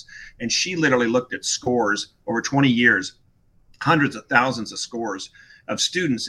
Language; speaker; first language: English; native; English